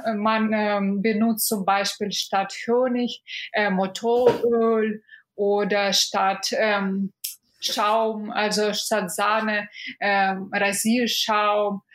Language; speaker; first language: German; non-native, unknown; Russian